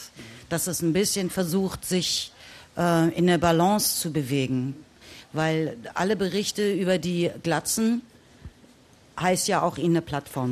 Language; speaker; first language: German; native; German